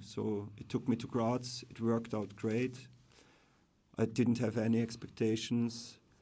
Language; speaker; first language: English; non-native, fluent; German